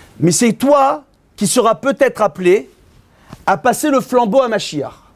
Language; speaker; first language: French; native; French